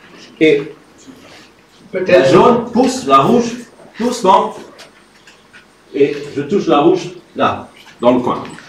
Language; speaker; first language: French; non-native, fluent; Swedish